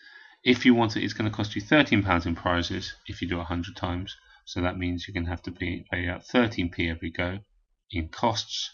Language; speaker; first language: English; native; English